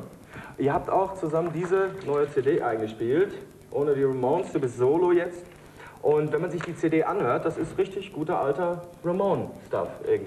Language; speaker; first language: German; native; German